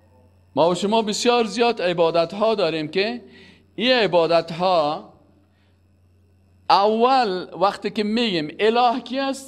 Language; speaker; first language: Persian; native; Persian